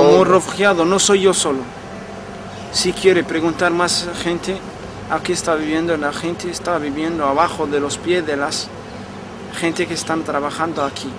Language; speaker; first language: Spanish; non-native, fluent; Arabic